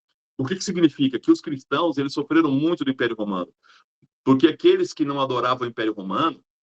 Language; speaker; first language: Portuguese; native; Portuguese